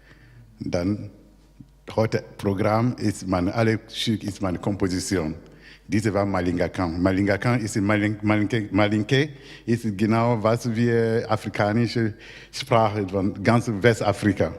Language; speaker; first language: German; non-native, learner; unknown